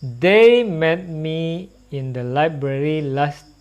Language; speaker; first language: English; non-native, learner; Indonesian